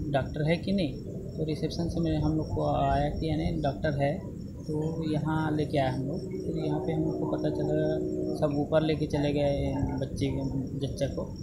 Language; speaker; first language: Hindi; native; Hindi